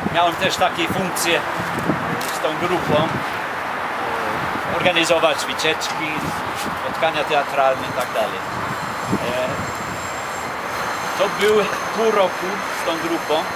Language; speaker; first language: Polish; non-native, fluent; Swedish